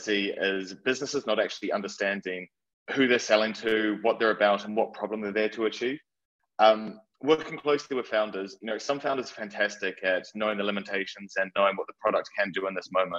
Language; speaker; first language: English; native; English